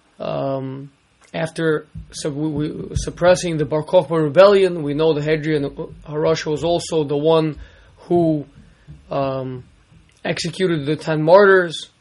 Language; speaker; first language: English; native; English